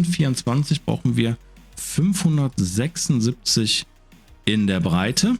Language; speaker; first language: German; native; German